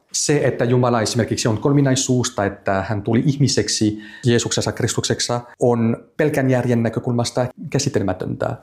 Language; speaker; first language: Finnish; non-native, fluent; French